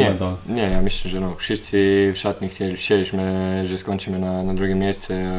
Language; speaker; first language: Polish; non-native, learner; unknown